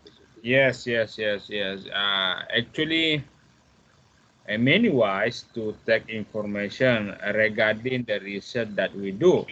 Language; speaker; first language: English; non-native, fluent; Malay